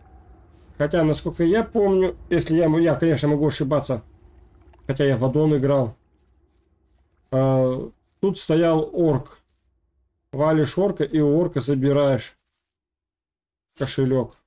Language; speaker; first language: Russian; native; Russian